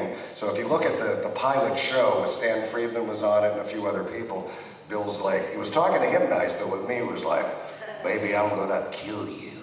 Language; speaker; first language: English; native; English